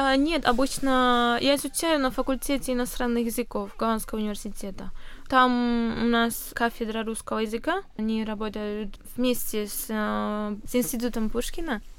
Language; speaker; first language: Russian; non-native, fluent; Spanish